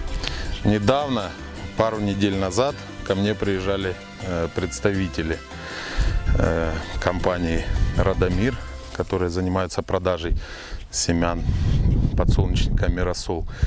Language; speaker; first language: Russian; native; Russian